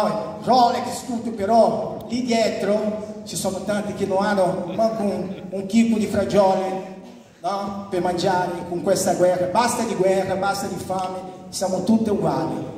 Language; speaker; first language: Italian; non-native, fluent; Portuguese